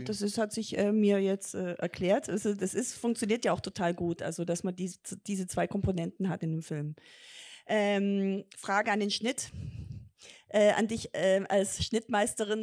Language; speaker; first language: German; native; German